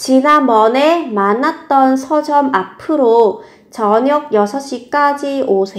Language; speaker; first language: Korean; non-native, fluent; Vietnamese